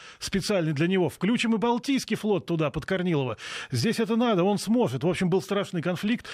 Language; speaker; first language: Russian; native; Russian